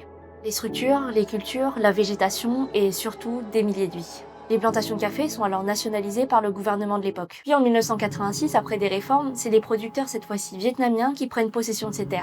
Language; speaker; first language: French; native; French